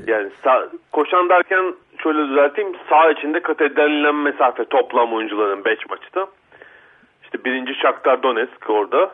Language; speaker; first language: Turkish; native; Turkish